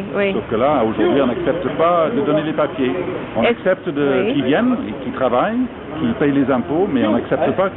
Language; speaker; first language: French; non-native, fluent; English